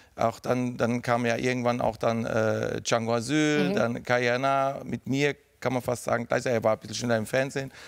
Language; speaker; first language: German; native; German